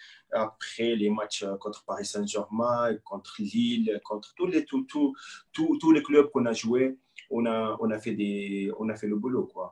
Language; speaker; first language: French; non-native, local second language; Arabic